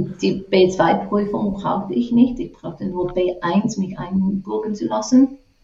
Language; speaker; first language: German; non-native, fluent; English